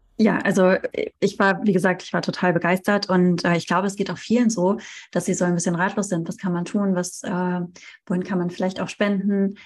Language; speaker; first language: German; native; German